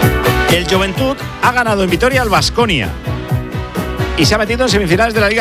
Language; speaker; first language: Spanish; native; Spanish